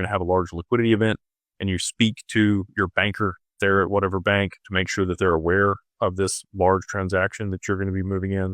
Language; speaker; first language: English; native; English